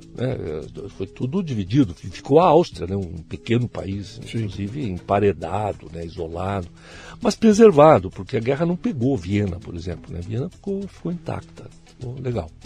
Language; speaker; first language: Portuguese; native; Portuguese